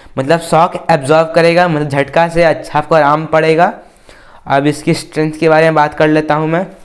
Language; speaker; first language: Hindi; native; Hindi